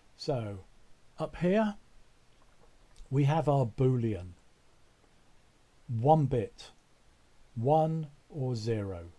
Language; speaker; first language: English; native; English